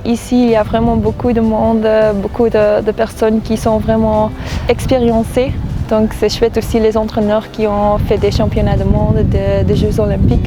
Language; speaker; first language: French; non-native, local second language; Dutch